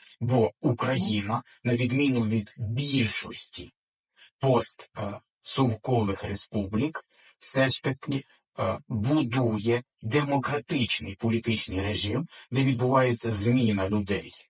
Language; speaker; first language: Ukrainian; native; Ukrainian